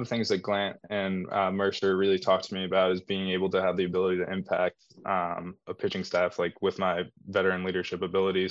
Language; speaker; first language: English; native; English